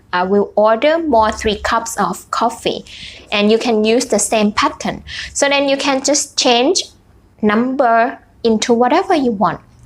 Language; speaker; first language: English; non-native, fluent; Thai